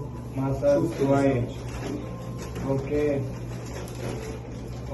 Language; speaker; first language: Arabic; non-native, learner; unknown